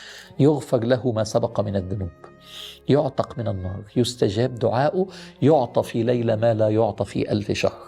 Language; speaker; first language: Arabic; native; Arabic